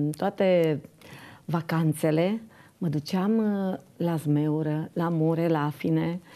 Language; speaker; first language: Romanian; native; Romanian